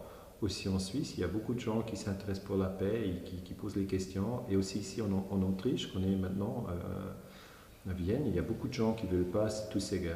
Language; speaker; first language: French; non-native, local second language; German